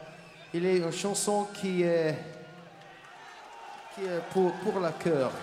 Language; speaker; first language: French; non-native, learner; English